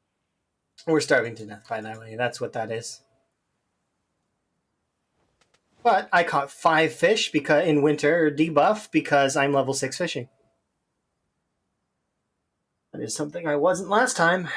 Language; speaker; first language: English; native; English